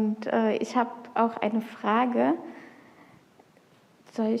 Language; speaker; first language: German; early bilingual, other home language; Punjabi